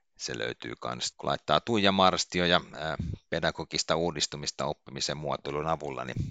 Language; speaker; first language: Finnish; native; Finnish